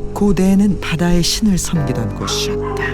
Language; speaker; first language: Korean; native; Korean